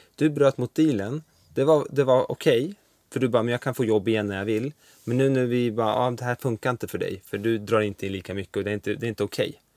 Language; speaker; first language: Swedish; early bilingual, other home language; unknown